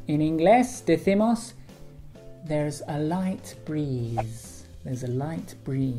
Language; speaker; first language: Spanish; non-native, fluent; English